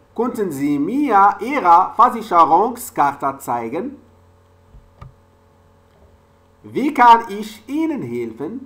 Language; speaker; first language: German; non-native, learner; French